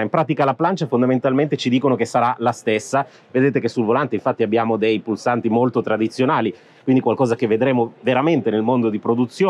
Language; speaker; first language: Italian; native; Italian